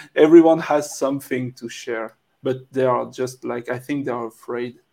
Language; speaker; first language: English; non-native, fluent; French